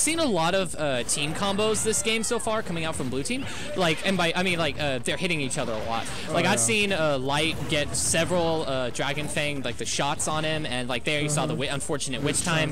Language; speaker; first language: English; native; English